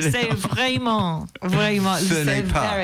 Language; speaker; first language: French; non-native, learner; English